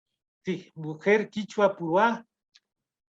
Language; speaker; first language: Spanish; native; Spanish